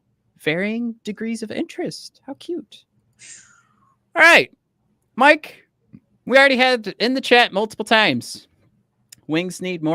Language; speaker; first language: English; native; English